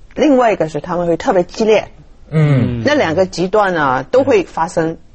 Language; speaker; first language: Chinese; non-native, fluent; Cantonese